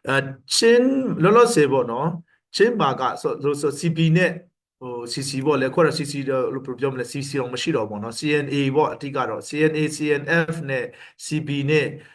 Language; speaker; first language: Burmese; non-native, local second language; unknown